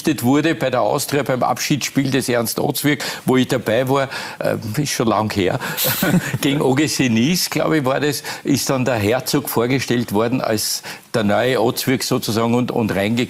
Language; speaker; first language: German; native; German